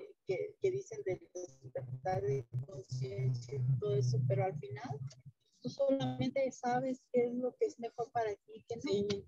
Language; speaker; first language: Spanish; native; Spanish